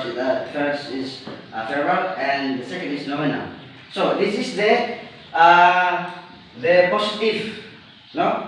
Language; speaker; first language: English; non-native, learner; Indonesian